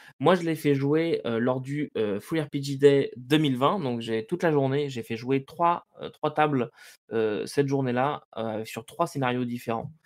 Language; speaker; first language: French; native; French